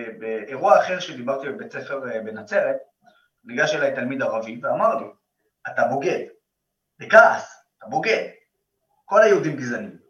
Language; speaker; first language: Hebrew; non-native, local second language; Arabic